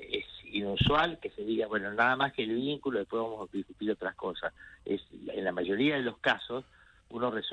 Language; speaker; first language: Spanish; native; Spanish